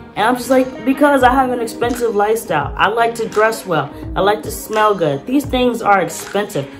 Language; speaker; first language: English; native; English